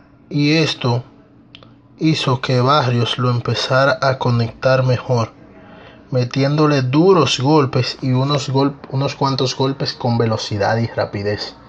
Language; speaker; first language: Spanish; native; Spanish